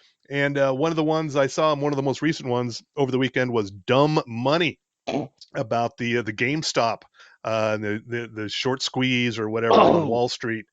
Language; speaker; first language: English; native; English